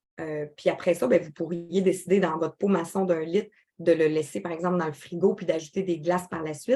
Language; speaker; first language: French; native; French